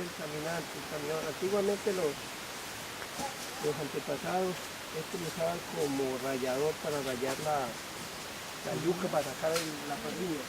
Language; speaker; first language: Spanish; native; Spanish